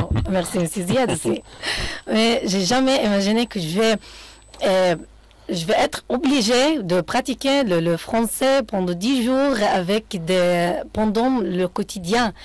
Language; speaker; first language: French; non-native, fluent; Arabic